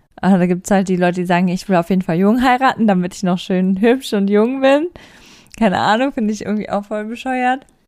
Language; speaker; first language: German; native; German